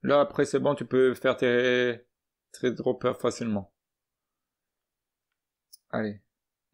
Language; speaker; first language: French; native; French